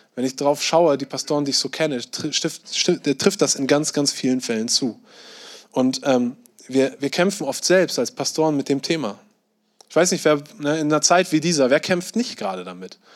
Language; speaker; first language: German; native; German